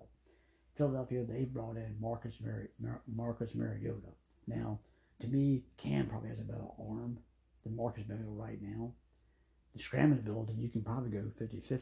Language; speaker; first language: English; native; English